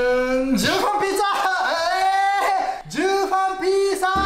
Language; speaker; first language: Chinese; non-native, fluent; Japanese